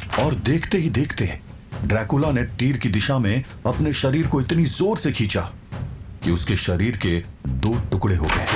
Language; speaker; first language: Hindi; native; Hindi